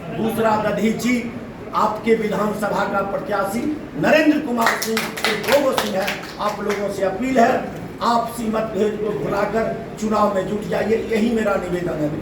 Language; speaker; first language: Hindi; native; Hindi